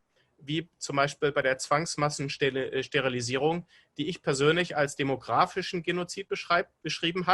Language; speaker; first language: German; native; German